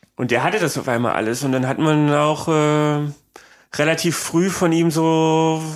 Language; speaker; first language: German; native; German